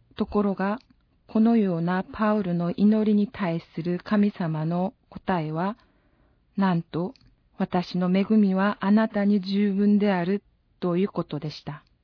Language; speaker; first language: Japanese; non-native, fluent; Korean